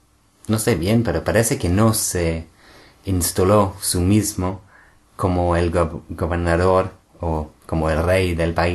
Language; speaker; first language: Spanish; non-native, fluent; English